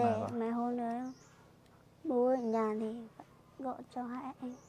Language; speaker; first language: Vietnamese; non-native, local second language; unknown